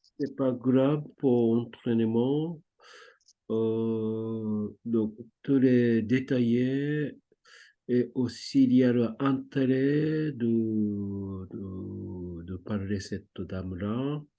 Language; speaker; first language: French; non-native, fluent; Japanese